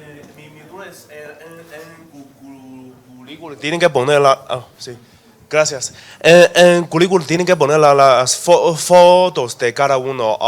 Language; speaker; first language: Spanish; non-native, learner; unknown